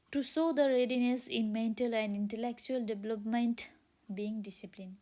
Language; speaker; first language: English; non-native, local second language; Nepali